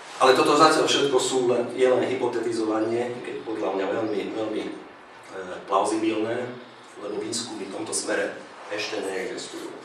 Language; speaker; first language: Slovak; non-native, local second language; Hungarian